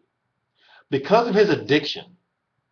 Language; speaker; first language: English; native; English